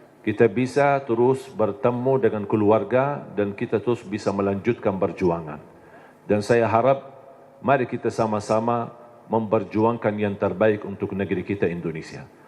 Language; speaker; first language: Indonesian; non-native, fluent; Arabic